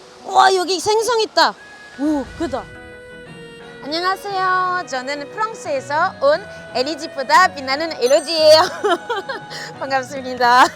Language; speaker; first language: Korean; non-native, fluent; French